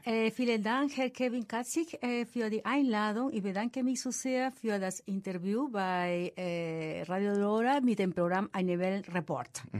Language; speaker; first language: German; non-native, fluent; Spanish